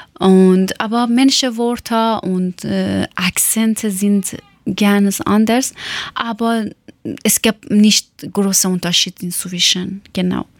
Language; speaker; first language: German; non-native, learner; Persian